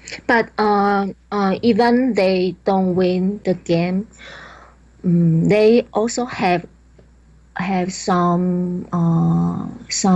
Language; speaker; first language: English; non-native, learner; Chinese